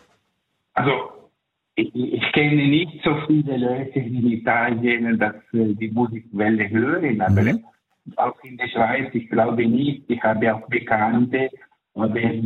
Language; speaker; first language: German; early bilingual, heritage; Italian